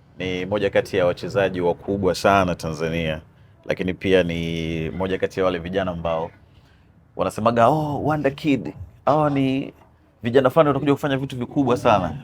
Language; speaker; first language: Swahili; native; Swahili